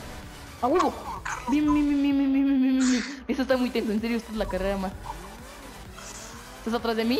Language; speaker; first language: Spanish; native; Spanish